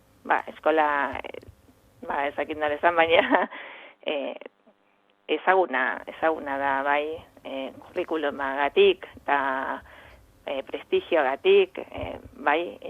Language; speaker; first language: Basque; non-native, fluent; Spanish